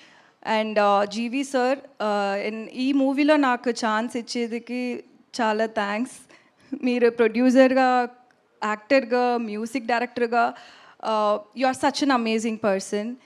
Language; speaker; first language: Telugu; non-native, learner; Tamil